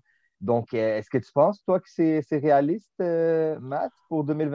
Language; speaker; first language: French; native; French